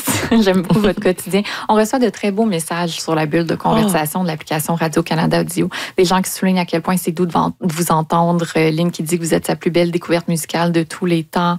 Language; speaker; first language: French; native; French